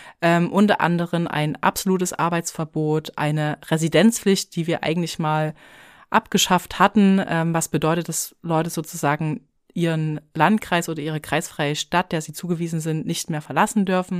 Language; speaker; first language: German; native; German